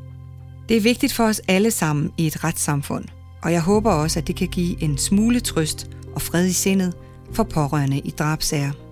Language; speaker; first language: Danish; native; Danish